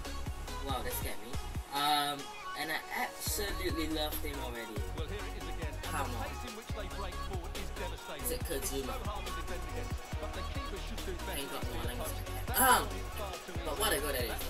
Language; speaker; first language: English; native; English